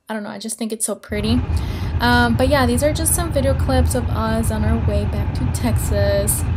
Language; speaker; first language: English; early bilingual, other home language; Spanish